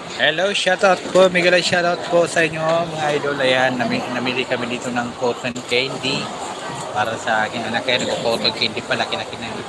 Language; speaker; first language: Filipino; non-native, local second language; Bikol